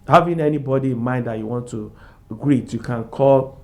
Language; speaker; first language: English; non-native, local second language; Yoruba